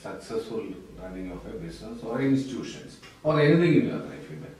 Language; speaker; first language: English; non-native, local second language; Malayalam